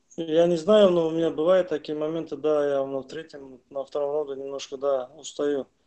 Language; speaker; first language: Russian; non-native, local second language; Kazakh